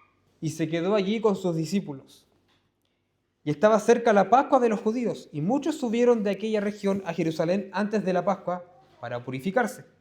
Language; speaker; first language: Spanish; native; Spanish